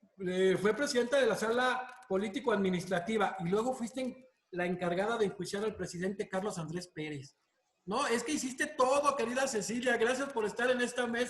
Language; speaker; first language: Spanish; native; Spanish